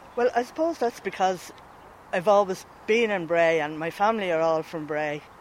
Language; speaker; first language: English; native; English